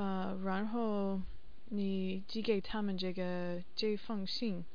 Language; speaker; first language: Chinese; non-native, learner; English